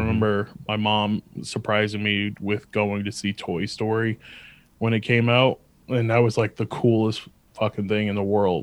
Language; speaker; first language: English; native; English